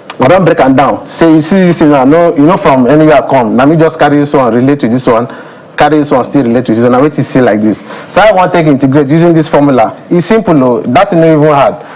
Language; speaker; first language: Nigerian Pidgin; native; Nigerian Pidgin